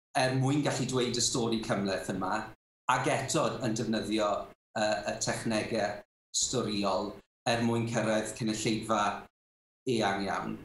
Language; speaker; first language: Welsh; native; Welsh